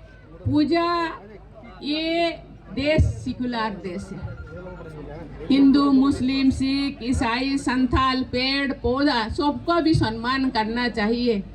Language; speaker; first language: Hindi; non-native, local second language; Santali